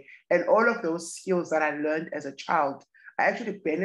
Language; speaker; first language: English; non-native, local second language; Xhosa